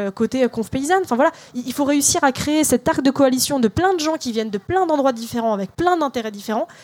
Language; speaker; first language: French; native; French